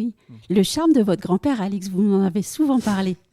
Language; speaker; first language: French; native; French